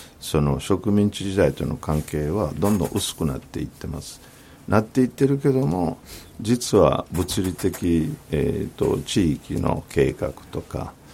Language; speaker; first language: Japanese; non-native, fluent; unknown